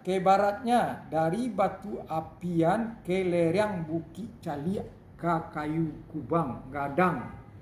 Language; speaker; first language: Indonesian; non-native, local second language; Minangkabau